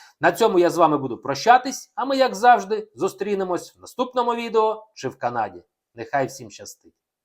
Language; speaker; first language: Ukrainian; non-native, local second language; Russian